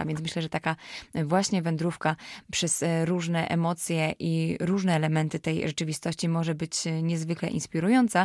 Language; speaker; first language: Polish; native; Polish